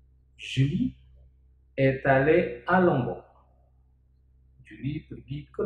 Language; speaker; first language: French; non-native, fluent; Indonesian